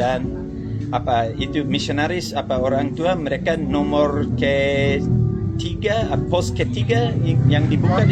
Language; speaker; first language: Indonesian; non-native, fluent; English